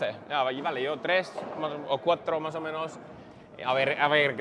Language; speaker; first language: Spanish; non-native, learner; Finnish